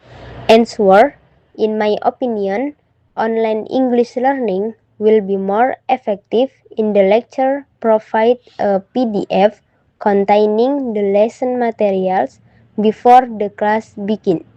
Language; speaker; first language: English; non-native, learner; Indonesian